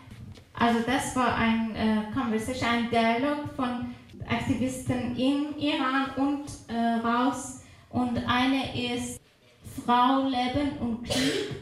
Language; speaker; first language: German; non-native, fluent; Persian